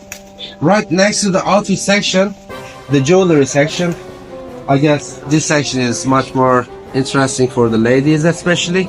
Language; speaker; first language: English; non-native, fluent; Turkish